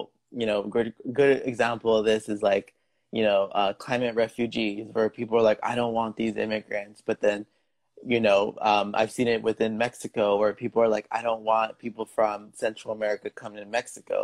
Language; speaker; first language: English; native; English